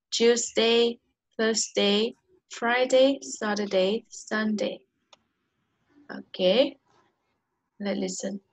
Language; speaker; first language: English; non-native, learner; Vietnamese